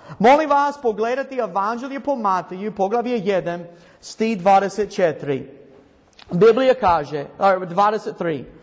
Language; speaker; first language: Croatian; non-native, learner; English